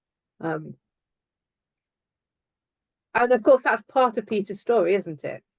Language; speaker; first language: English; native; English